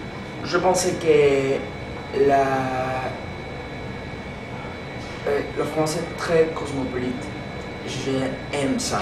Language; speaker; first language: French; non-native, learner; Spanish